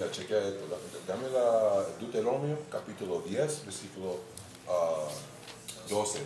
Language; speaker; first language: Spanish; non-native, fluent; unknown